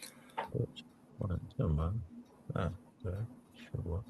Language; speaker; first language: Chinese; non-native, learner; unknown